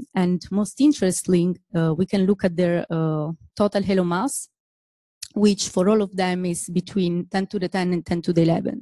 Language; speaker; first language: English; non-native, fluent; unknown